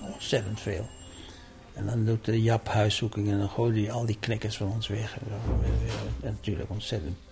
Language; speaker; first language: Dutch; early bilingual, other home language; Indonesian